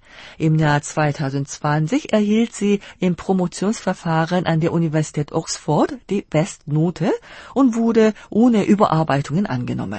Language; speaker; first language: German; non-native, fluent; Korean